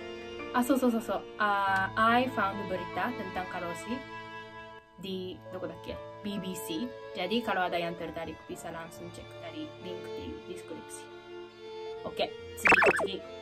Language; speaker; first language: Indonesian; non-native, fluent; Japanese